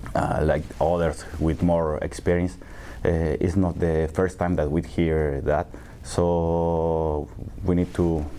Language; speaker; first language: English; non-native, learner; Spanish